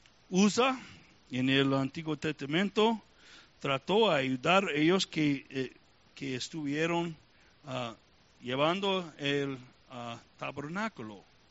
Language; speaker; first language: Spanish; non-native, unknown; English